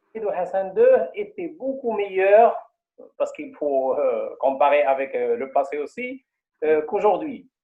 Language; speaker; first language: French; non-native, local second language; Arabic